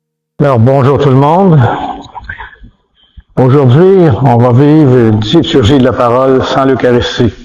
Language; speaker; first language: French; native; French